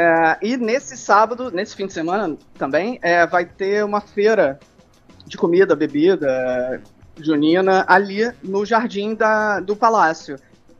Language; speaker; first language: Portuguese; native; Portuguese